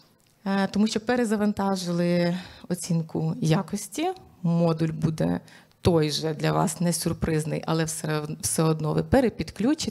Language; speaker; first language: Ukrainian; native; Ukrainian